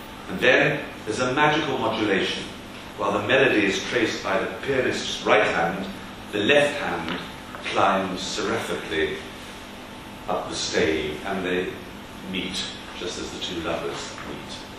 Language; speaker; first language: English; native; English